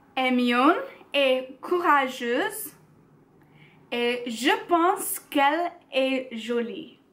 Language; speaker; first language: French; non-native, learner; English